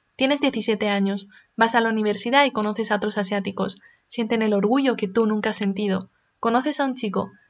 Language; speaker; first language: Spanish; early bilingual, other home language; Chinese